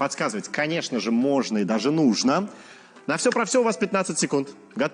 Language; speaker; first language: Russian; native; Russian